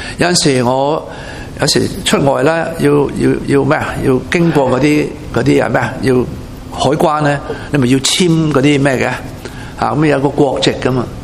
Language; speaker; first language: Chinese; non-native, local second language; Cantonese